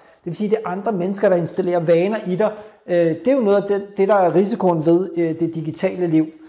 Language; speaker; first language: Danish; early bilingual, other home language; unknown